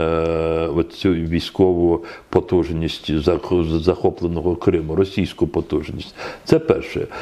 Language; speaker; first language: Ukrainian; non-native, local second language; Crimean Tatar